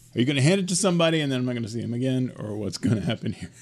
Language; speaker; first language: English; native; English